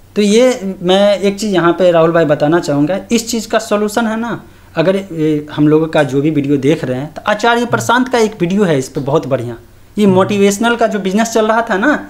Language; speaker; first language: Hindi; native; Hindi